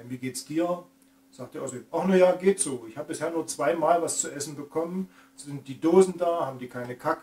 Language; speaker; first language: German; native; German